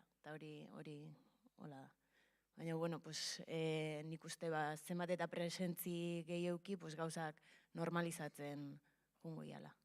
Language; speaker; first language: Basque; native; Basque